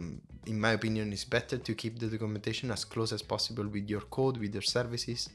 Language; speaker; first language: English; non-native, fluent; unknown